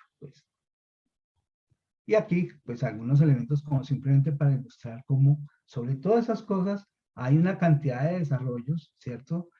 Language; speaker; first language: Spanish; native; Spanish